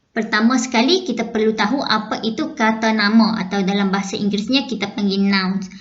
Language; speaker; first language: Malay; native; Malay